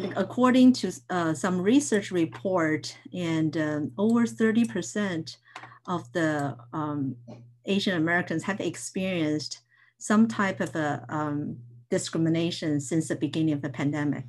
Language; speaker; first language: English; non-native, fluent; Chinese